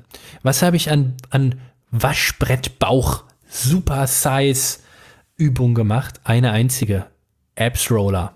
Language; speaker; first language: German; native; German